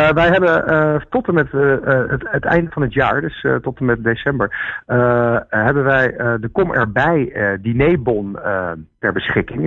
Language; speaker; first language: Dutch; native; Dutch